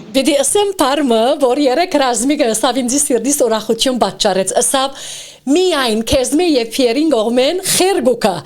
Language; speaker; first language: Armenian; early bilingual, heritage; Armenian